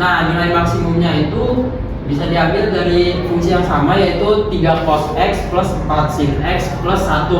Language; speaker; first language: Indonesian; native; Indonesian